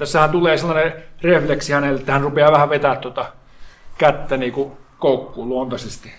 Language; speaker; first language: Finnish; native; Finnish